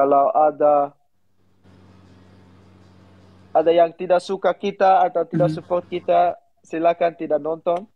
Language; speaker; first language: Indonesian; non-native, learner; Dutch